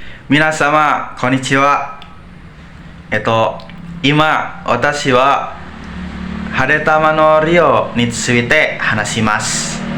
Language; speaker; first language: Japanese; non-native, learner; Indonesian